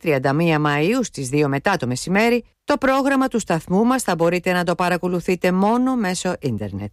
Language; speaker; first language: Greek; native; Greek